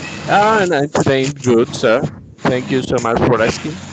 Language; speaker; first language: English; non-native, learner; Spanish